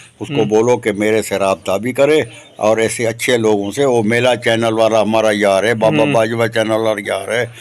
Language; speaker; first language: Urdu; non-native, local second language; Sindhi